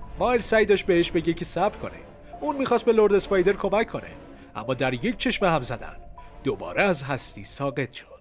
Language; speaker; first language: Persian; native; Persian